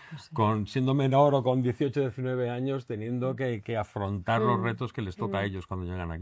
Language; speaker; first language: Spanish; native; Spanish